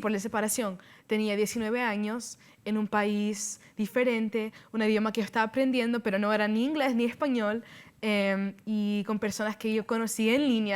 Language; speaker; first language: Spanish; early bilingual, heritage; Spanish